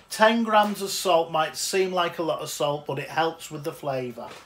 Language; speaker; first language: English; native; English